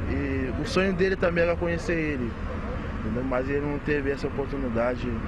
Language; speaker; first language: Portuguese; non-native, fluent; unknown